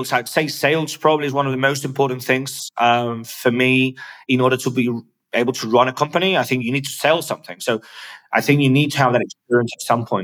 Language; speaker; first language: English; non-native, fluent; Spanish